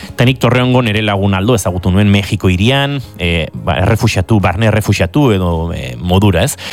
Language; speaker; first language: Basque; native; Basque